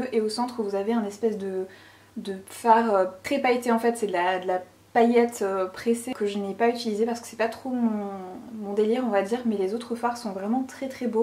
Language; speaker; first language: French; native; French